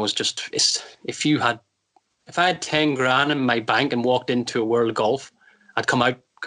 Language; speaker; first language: English; native; English